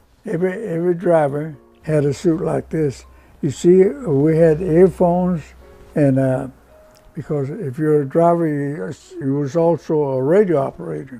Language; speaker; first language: English; non-native, local second language; Spanish